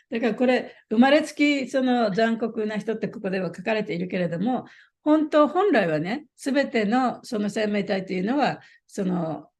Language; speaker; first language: Japanese; native; Japanese